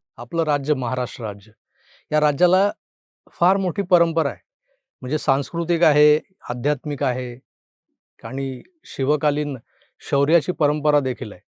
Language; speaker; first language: Marathi; native; Marathi